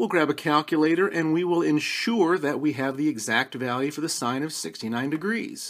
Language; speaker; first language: English; native; English